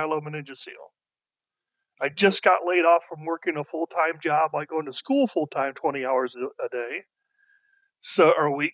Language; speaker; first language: English; native; English